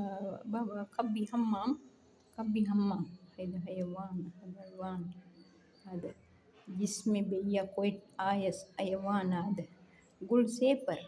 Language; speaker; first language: Arabic; non-native, learner; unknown